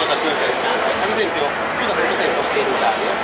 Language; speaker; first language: Italian; native; Italian